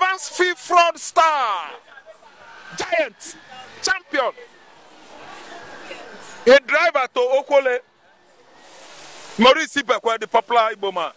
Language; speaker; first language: English; non-native, local second language; Igbo